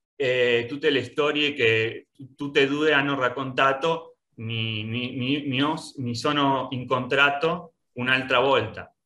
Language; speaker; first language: Italian; non-native, learner; Spanish